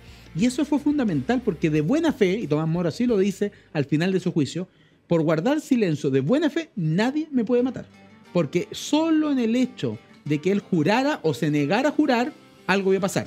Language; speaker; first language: Spanish; native; Spanish